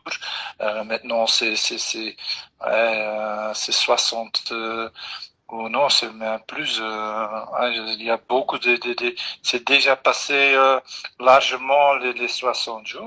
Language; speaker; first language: French; non-native, local second language; Dutch